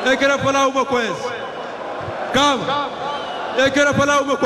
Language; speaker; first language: Portuguese; non-native, learner; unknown